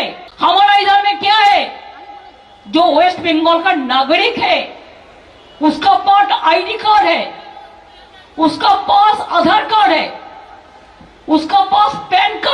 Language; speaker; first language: Hindi; non-native, local second language; Bangla